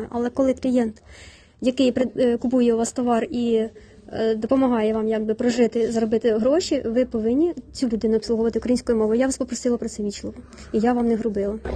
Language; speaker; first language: Ukrainian; native; Ukrainian